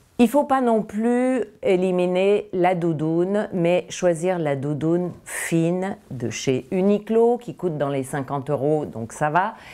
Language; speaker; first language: French; native; French